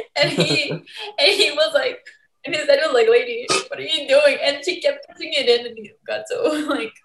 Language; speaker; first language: English; early bilingual, other home language; Portuguese